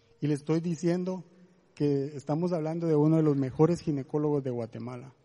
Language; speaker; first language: Spanish; native; Spanish